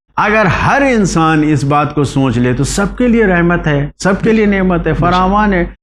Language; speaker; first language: Urdu; native; Urdu